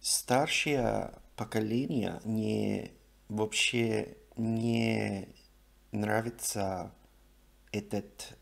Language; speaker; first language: Russian; non-native, learner; English